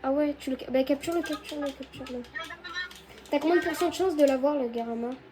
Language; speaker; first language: French; native; French